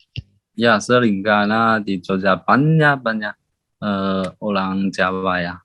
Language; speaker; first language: Indonesian; non-native, learner; Chinese